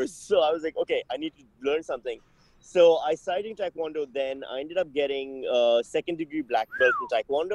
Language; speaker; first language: English; non-native, local second language; Urdu